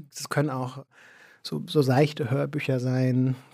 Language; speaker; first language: German; native; German